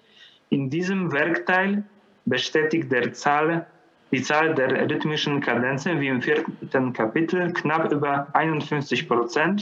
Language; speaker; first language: German; non-native, fluent; Polish